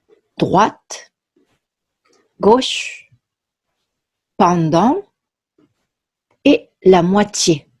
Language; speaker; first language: French; non-native, fluent; Japanese